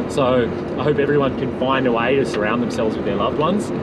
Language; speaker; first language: English; native; English